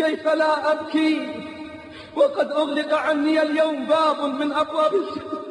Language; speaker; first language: Arabic; native; Arabic